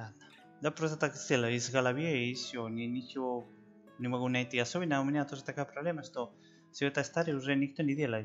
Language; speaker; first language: Russian; non-native, learner; Spanish